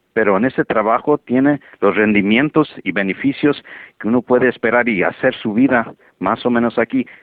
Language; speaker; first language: Spanish; native; Spanish